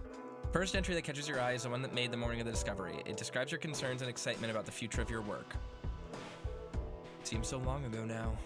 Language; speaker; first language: English; native; English